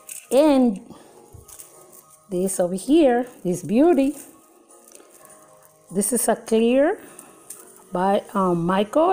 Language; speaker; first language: English; non-native, learner; Spanish